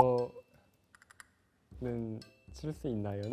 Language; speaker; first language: Korean; native; Korean